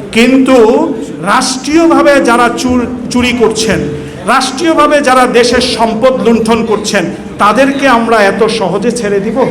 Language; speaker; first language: Bangla; native; Bangla